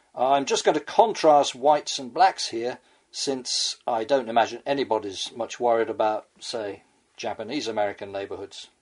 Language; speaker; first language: English; native; English